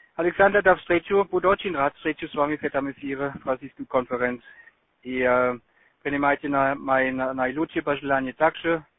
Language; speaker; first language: Russian; non-native, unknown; German